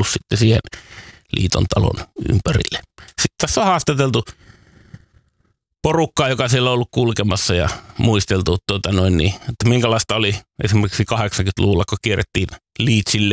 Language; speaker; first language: Finnish; native; Finnish